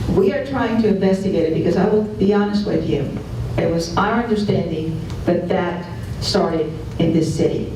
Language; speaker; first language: English; non-native, fluent; Spanish